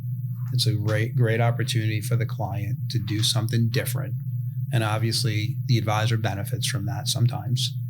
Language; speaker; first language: English; native; English